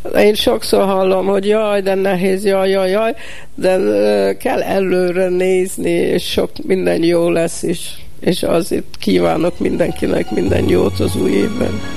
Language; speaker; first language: Hungarian; early bilingual, heritage; Hungarian